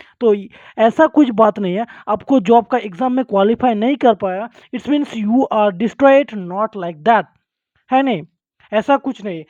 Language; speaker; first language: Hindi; non-native, local second language; Bangla